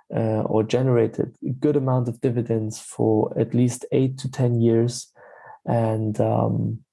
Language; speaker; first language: English; non-native, fluent; German